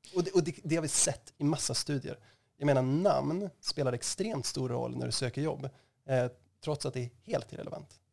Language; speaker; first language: Swedish; native; Swedish